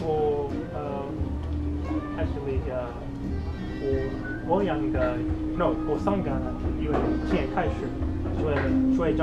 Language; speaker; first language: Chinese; non-native, learner; English